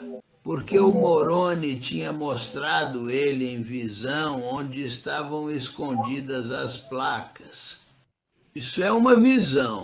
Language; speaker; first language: Portuguese; non-native, fluent; English